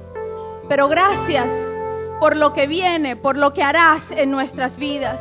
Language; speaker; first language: Spanish; native; Spanish